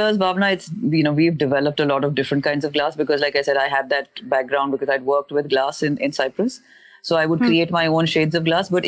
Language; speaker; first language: English; non-native, local second language; Hindi